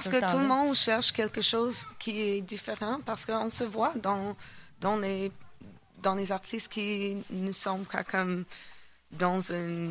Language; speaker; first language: French; non-native, fluent; English